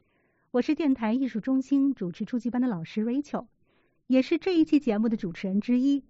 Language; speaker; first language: Chinese; native; Chinese